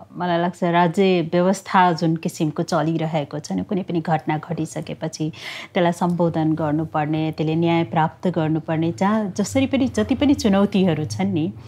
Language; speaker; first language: Nepali; non-native, local second language; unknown